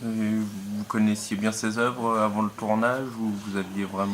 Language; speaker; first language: French; native; French